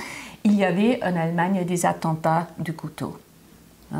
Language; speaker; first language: French; non-native, fluent; German